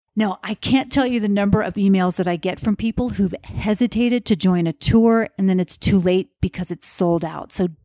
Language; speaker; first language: English; native; English